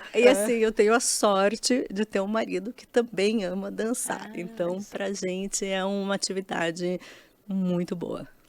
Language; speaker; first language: Portuguese; native; Portuguese